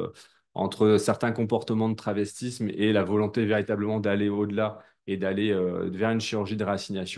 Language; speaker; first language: French; native; French